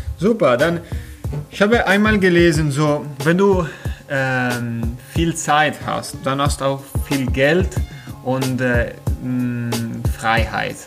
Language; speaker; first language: German; non-native, learner; Italian